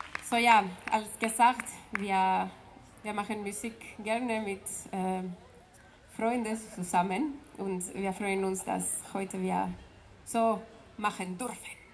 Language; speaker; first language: German; non-native, fluent; Spanish